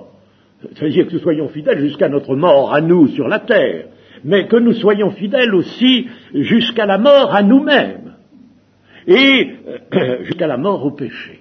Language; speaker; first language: French; native; French